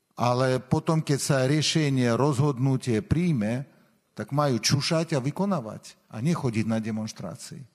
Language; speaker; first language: Slovak; non-native, fluent; Armenian